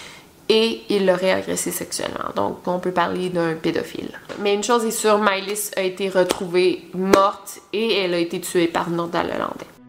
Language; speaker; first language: French; native; French